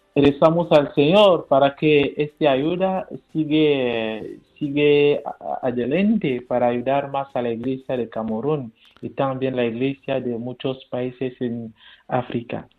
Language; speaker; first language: Spanish; non-native, fluent; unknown